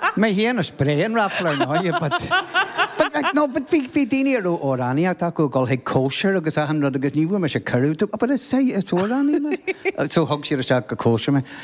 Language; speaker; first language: Irish; non-native, local second language; English